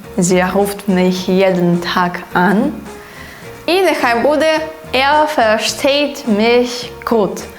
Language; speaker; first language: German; non-native, fluent; Ukrainian